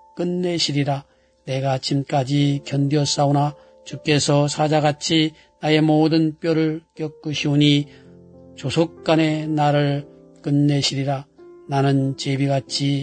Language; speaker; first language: Korean; native; Korean